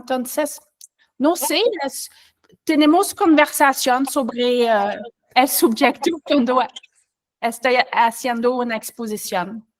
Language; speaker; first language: Spanish; non-native, learner; French